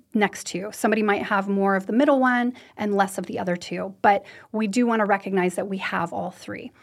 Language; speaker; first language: English; native; English